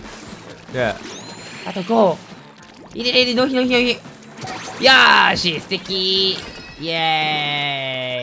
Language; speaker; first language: Japanese; native; Japanese